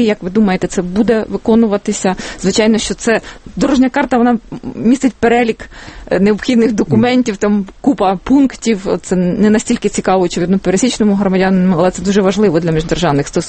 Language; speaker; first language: Ukrainian; native; Ukrainian